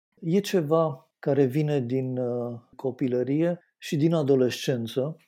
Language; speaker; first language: Romanian; native; Romanian